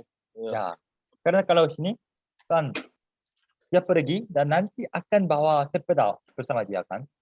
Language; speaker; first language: Indonesian; non-native, fluent; Korean